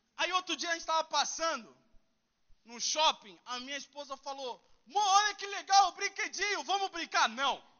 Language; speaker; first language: Portuguese; early bilingual, heritage; Portuguese